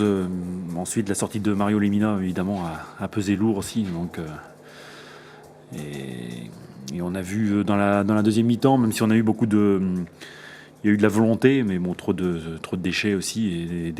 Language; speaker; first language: French; native; French